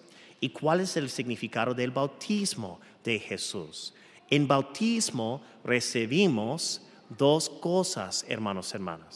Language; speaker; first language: Spanish; non-native, fluent; English